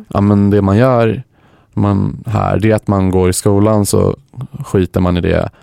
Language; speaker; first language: Swedish; native; Swedish